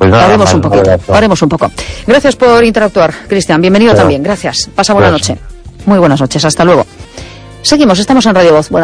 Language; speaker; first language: Spanish; native; Spanish